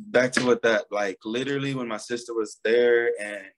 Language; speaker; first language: English; native; English